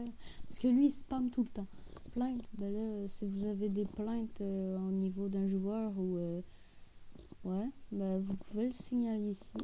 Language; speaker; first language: French; native; French